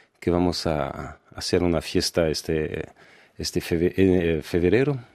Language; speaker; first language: Spanish; non-native, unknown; French